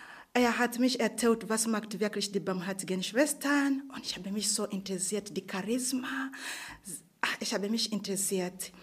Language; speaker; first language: German; non-native, learner; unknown